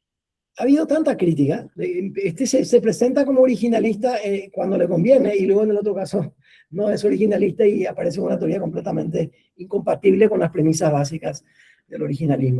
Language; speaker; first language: Spanish; native; Spanish